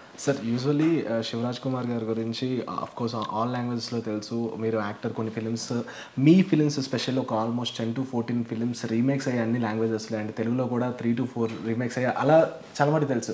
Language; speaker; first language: Telugu; native; Telugu